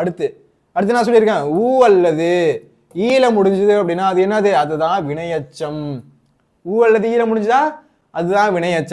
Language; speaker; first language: Tamil; native; Tamil